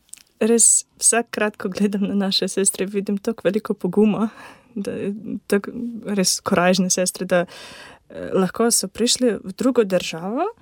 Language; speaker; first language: Slovenian; non-native, learner; Ukrainian